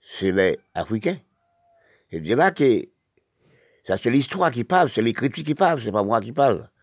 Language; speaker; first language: French; non-native, local second language; Haitian Creole